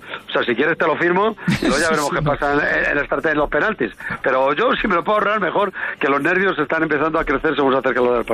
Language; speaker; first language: Spanish; native; Spanish